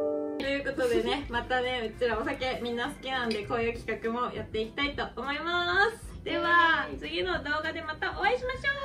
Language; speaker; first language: Japanese; native; Japanese